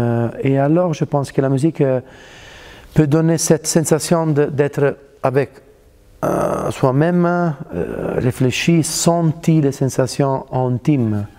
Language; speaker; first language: French; non-native, fluent; Italian